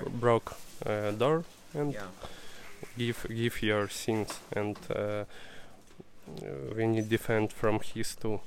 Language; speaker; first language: English; non-native, learner; Russian